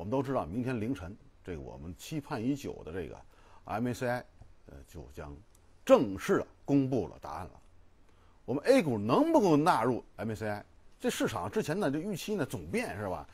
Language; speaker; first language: Chinese; native; Chinese